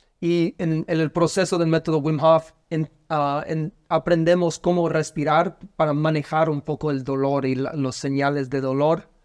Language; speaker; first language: Spanish; non-native, learner; English